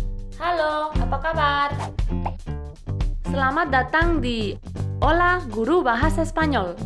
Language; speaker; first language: Indonesian; non-native, fluent; Spanish